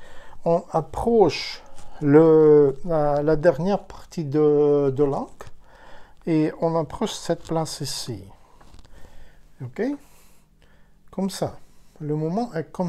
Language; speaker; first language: French; non-native, learner; Ukrainian